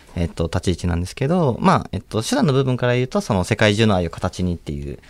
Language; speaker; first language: Japanese; native; Japanese